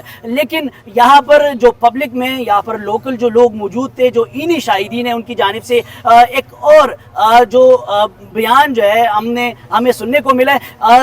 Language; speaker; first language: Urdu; non-native, local second language; Pashto